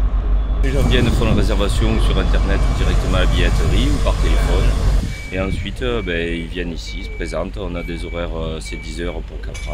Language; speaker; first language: French; native; French